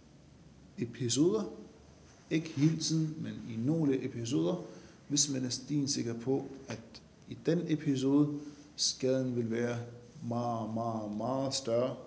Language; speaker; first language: Danish; non-native, fluent; Arabic